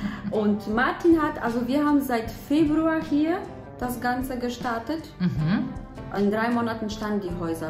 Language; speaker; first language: German; non-native, fluent; Polish